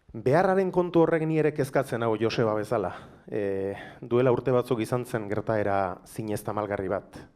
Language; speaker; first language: Basque; native; Basque